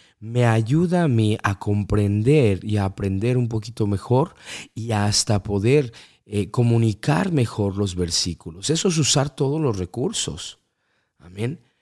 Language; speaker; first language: Spanish; early bilingual, heritage; Spanish